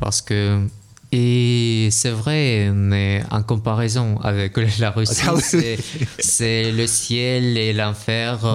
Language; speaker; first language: French; non-native, fluent; Russian